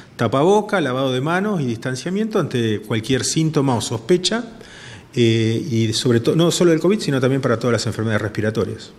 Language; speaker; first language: Spanish; native; Spanish